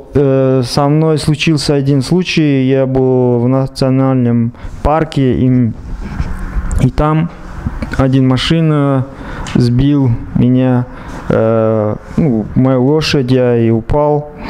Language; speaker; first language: Russian; non-native, local second language; Kazakh